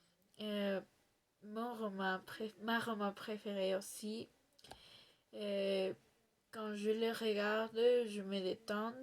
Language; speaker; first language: French; non-native, learner; Spanish